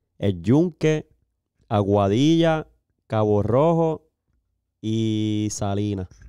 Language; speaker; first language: Spanish; native; Spanish